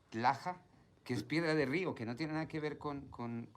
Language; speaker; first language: Spanish; native; Spanish